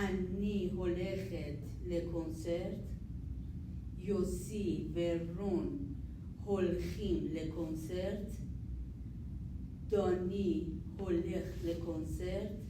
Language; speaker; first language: Hebrew; non-native, learner; English